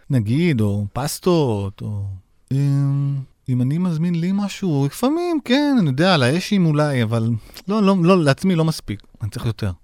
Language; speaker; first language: Hebrew; native; Hebrew